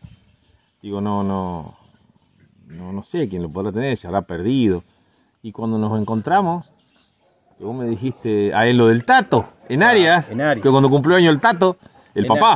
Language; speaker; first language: Spanish; native; Spanish